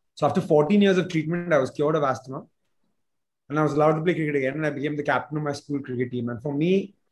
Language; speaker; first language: English; non-native, local second language; Hindi